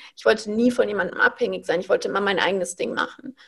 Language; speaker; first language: German; native; German